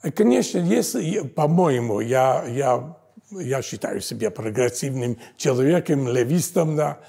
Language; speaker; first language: Russian; non-native, fluent; English